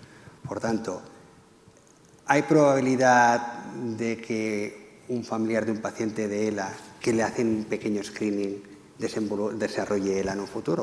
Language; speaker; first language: Spanish; native; Spanish